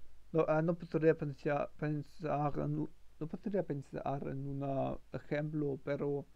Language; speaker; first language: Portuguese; non-native, learner; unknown